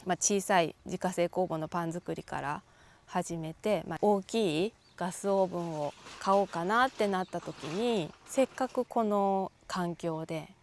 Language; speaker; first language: Japanese; native; Japanese